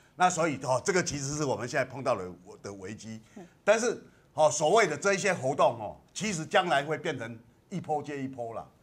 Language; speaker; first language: Chinese; native; Chinese